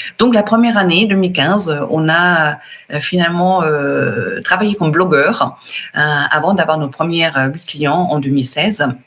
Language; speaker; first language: French; non-native, fluent; German